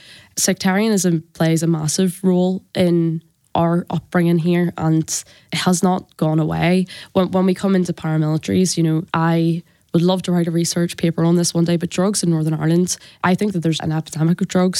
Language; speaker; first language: English; native; English